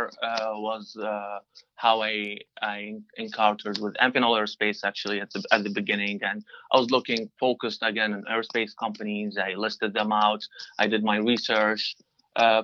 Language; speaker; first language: English; non-native, fluent; Arabic